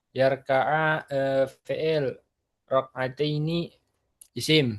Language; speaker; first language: Arabic; non-native, learner; Indonesian